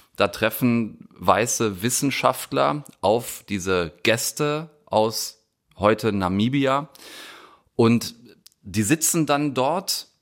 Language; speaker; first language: German; native; German